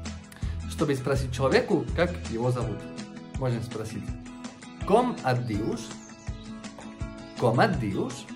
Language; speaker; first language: Russian; non-native, fluent; Catalan